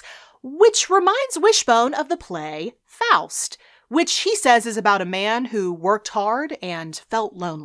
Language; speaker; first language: English; native; English